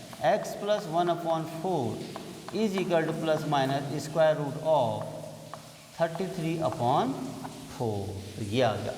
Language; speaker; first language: Hindi; native; Hindi